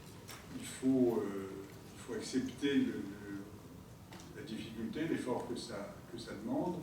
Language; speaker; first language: French; native; French